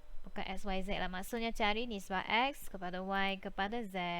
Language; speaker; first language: Malay; native; Malay